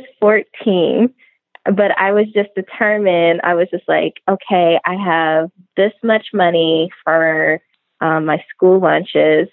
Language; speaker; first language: English; native; English